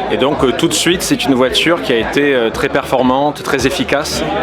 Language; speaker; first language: French; native; French